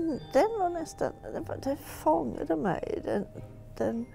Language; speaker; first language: Swedish; non-native, fluent; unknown